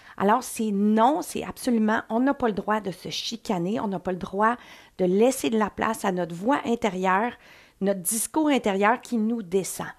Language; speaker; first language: French; native; French